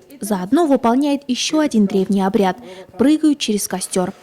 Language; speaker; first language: Russian; native; Russian